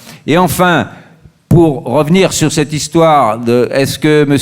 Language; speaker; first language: French; native; French